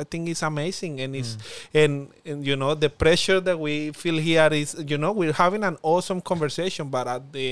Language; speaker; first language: English; non-native, fluent; Spanish